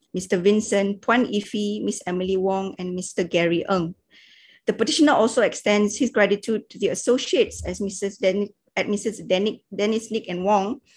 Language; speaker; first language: English; non-native, local second language; Malay